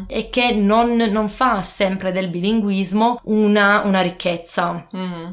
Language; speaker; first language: Italian; native; Italian